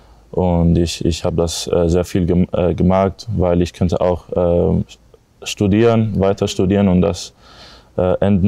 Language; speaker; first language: German; non-native, learner; English